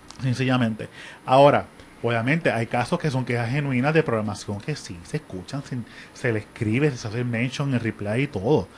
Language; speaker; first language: Spanish; native; Spanish